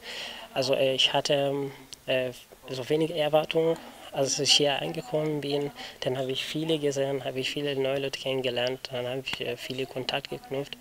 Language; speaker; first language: German; non-native, learner; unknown